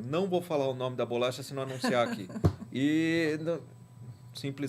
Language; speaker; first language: Portuguese; native; Portuguese